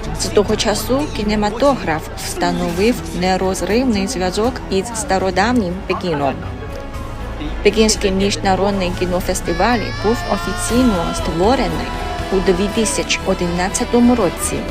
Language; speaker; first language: Ukrainian; non-native, learner; Chinese